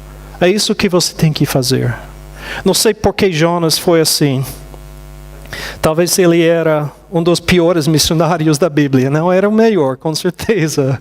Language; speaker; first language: Portuguese; non-native, fluent; English